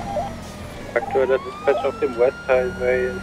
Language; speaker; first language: German; native; German